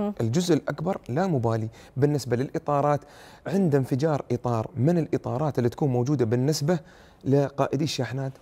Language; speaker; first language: Arabic; native; Arabic